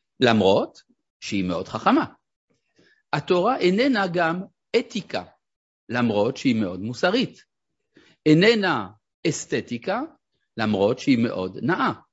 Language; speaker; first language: Hebrew; non-native, fluent; French